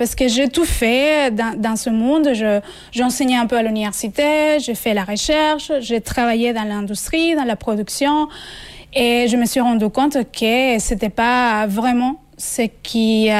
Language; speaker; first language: French; non-native, fluent; Spanish